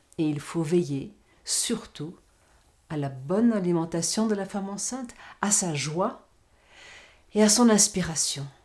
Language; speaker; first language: French; non-native, fluent; Portuguese